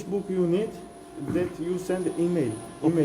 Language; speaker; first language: English; non-native, learner; Turkish